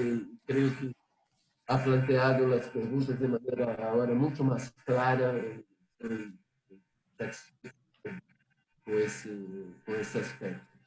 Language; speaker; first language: Spanish; non-native, fluent; Portuguese